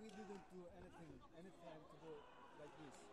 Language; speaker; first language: English; non-native, learner; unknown